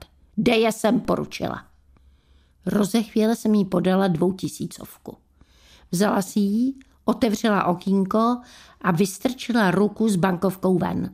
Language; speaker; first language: Czech; native; Czech